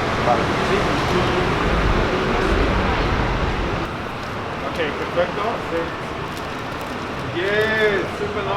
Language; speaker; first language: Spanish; non-native, learner; English